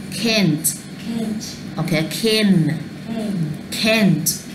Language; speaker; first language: English; non-native, learner; Vietnamese